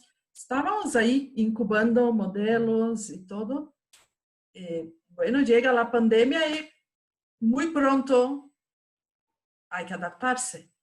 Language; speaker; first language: Spanish; non-native, fluent; Portuguese